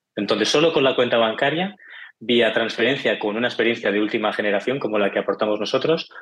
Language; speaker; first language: Spanish; native; Spanish